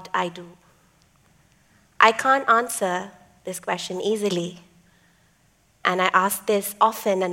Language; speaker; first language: English; non-native, local second language; Tamil